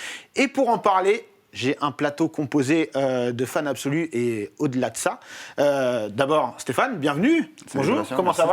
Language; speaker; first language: French; native; French